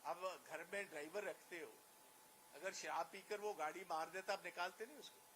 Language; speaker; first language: Hindi; non-native, local second language; Punjabi